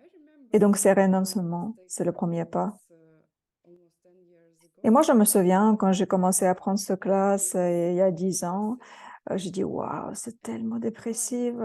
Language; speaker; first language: French; non-native, fluent; Russian